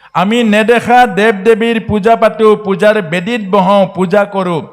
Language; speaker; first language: Hindi; non-native, local second language; Bangla